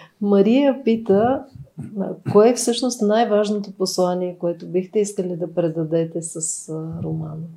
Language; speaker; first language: Bulgarian; native; Bulgarian